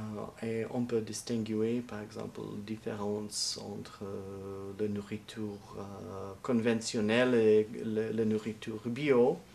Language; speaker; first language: French; non-native, learner; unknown